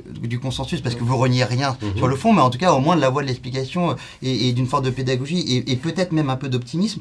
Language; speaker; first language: French; native; French